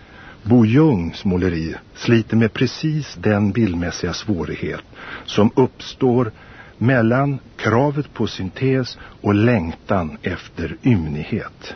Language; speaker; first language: Swedish; native; Swedish